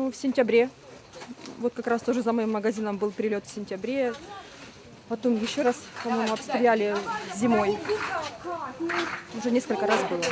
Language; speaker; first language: Russian; native; Russian